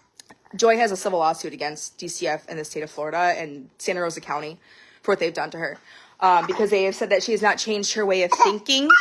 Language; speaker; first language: English; native; English